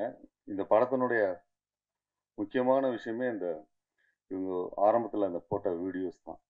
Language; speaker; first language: Tamil; native; Tamil